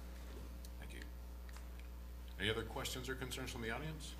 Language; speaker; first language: English; native; English